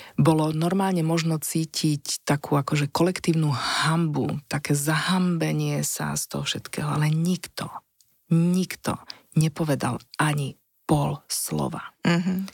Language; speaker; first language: Slovak; native; Slovak